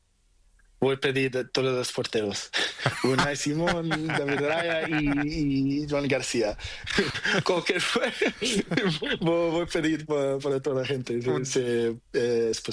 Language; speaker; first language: Spanish; non-native, learner; Portuguese